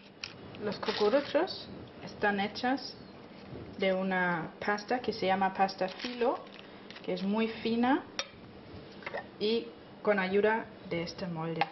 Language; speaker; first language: Spanish; non-native, fluent; German